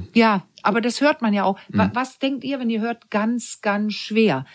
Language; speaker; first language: German; non-native, fluent; Danish